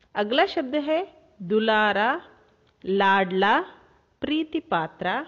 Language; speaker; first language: Hindi; non-native, local second language; Kannada